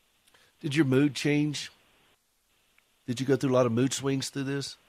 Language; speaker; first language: English; native; English